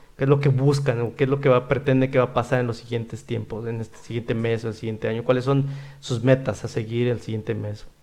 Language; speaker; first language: Spanish; native; Spanish